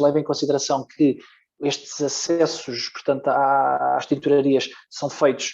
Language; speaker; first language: Portuguese; native; Portuguese